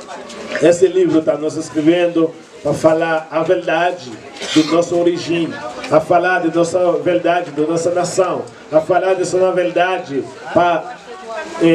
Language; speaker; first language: Portuguese; non-native, learner; Haitian Creole